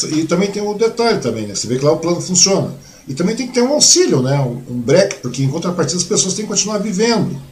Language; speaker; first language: Portuguese; early bilingual, other home language; Chinese